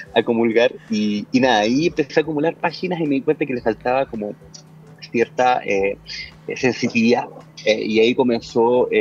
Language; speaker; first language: Spanish; native; Spanish